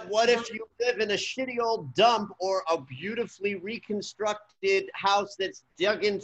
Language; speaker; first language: English; native; English